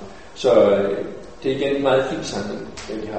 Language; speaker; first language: Danish; native; Danish